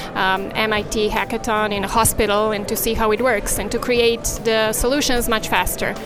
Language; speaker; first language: English; non-native, fluent; Serbian